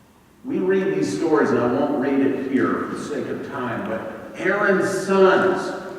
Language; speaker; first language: English; native; English